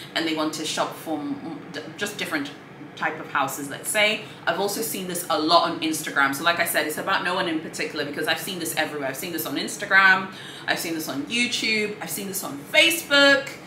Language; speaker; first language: English; non-native, local second language; Swahili